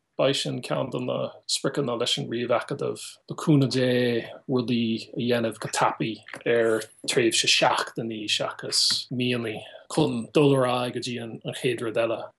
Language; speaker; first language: Irish; non-native, fluent; English